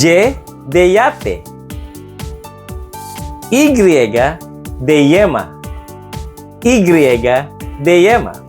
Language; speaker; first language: Spanish; non-native, fluent; Filipino